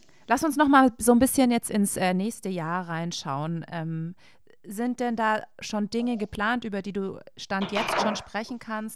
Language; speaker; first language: German; native; German